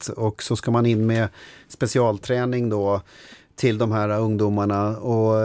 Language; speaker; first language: Swedish; native; Swedish